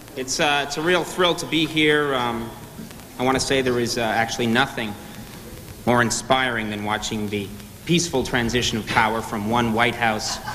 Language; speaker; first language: English; native; English